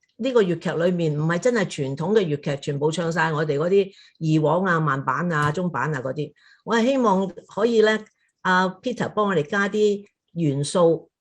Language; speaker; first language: Cantonese; native; Cantonese